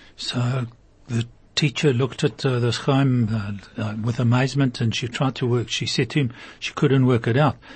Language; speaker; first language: English; native; English